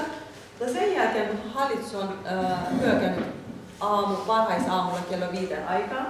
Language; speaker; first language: Finnish; non-native, learner; Turkish